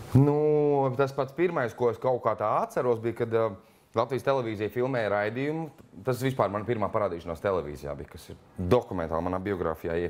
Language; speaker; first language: Latvian; native; Latvian